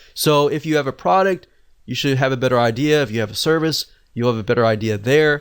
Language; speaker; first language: English; native; English